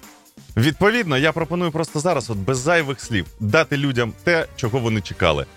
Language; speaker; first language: Ukrainian; native; Ukrainian